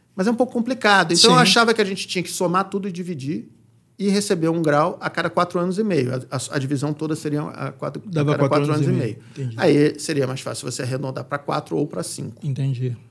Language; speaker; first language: Portuguese; native; Portuguese